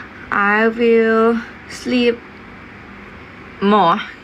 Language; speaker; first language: English; non-native, learner; Thai